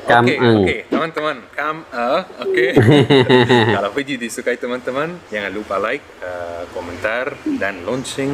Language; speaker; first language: Indonesian; non-native, fluent; Arabic